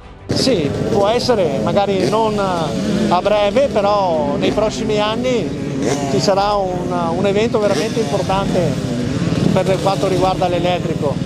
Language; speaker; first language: Italian; native; Italian